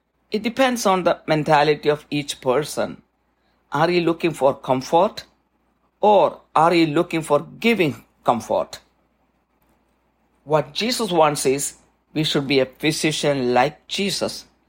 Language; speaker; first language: English; non-native, local second language; Malayalam